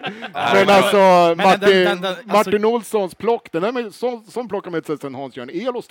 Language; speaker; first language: Swedish; native; Swedish